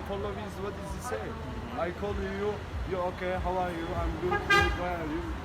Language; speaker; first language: English; non-native, learner; Turkish